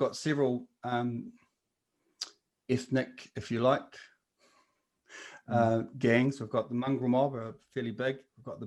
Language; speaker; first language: English; native; English